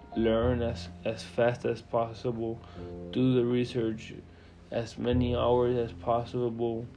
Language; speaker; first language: English; early bilingual, other home language; Spanish